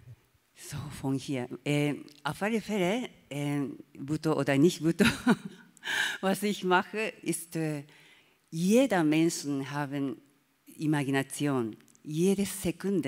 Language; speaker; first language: German; non-native, learner; Japanese